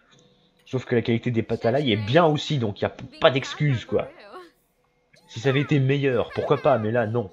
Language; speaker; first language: French; native; French